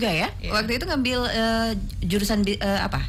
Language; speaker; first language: Indonesian; native; Indonesian